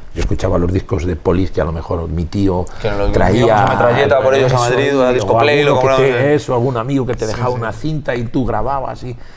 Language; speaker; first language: Spanish; native; Spanish